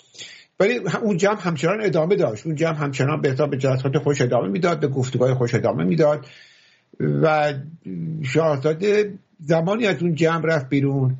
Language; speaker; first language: Persian; native; Persian